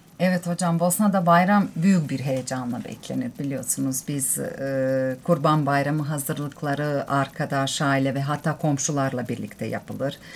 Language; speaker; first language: Turkish; non-native, fluent; Bosnian